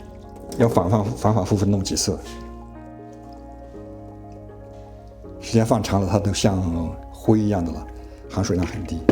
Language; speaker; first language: Chinese; native; Chinese